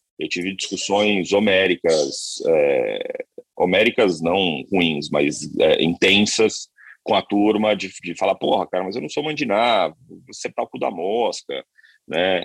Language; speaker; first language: Portuguese; native; Portuguese